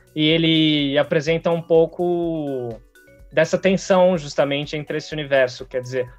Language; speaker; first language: Portuguese; native; Portuguese